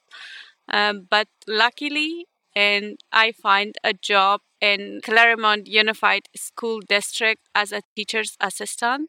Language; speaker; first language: English; non-native, fluent; Ukrainian